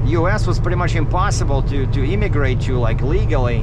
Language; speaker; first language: English; native; English